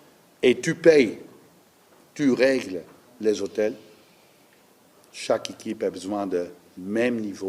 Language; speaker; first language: French; non-native, learner; Dutch